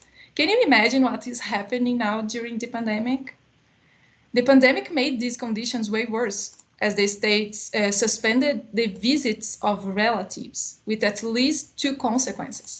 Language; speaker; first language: English; non-native, fluent; Portuguese